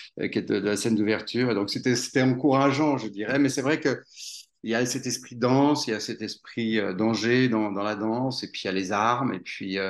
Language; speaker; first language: French; native; French